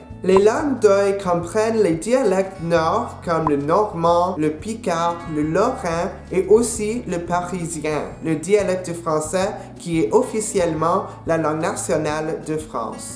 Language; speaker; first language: French; non-native, local second language; English